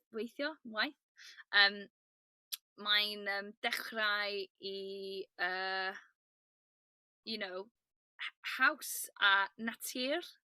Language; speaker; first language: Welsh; non-native, learner; English